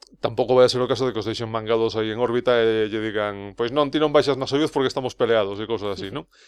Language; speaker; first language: Galician; non-native, local second language; Spanish